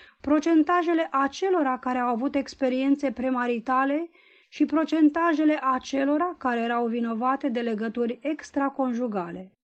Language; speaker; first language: Romanian; native; Romanian